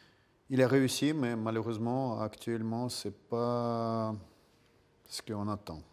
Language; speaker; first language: French; non-native, fluent; Russian